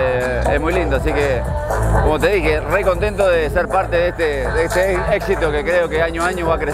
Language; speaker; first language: Spanish; native; Spanish